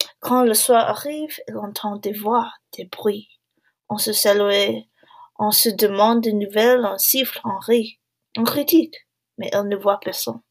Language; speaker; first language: French; non-native, learner; English